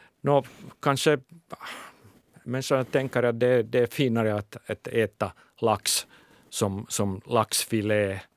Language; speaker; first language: Swedish; non-native, local second language; Finnish